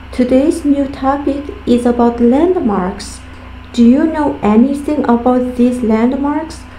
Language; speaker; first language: English; non-native, fluent; Kazakh